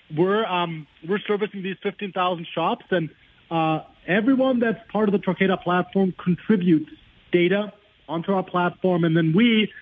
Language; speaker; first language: English; non-native, fluent; German